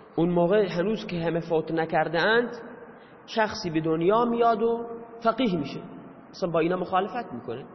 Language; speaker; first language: Persian; non-native, local second language; Baluchi